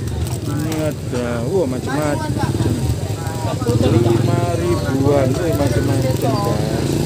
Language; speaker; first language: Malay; non-native, local second language; Javanese